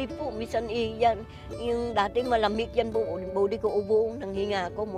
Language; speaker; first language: Filipino; non-native, learner; Vietnamese